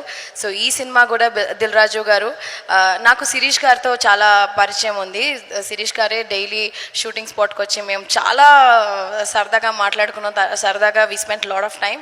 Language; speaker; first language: Telugu; non-native, local second language; Tamil